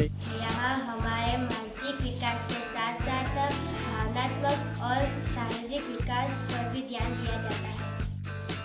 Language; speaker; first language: Hindi; non-native, local second language; Gujarati